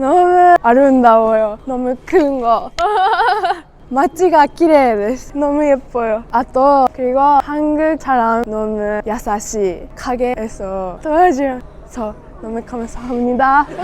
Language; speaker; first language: Korean; non-native, learner; Japanese